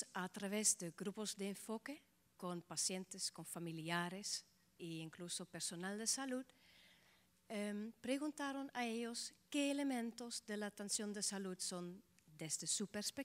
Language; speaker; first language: Spanish; non-native, fluent; Dutch